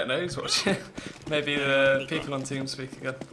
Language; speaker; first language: English; native; English